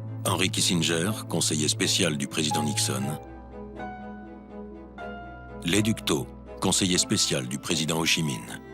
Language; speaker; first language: French; native; French